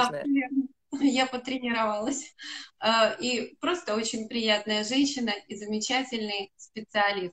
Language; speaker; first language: Russian; native; Russian